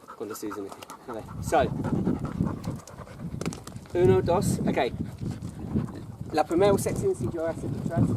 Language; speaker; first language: Spanish; non-native, learner; English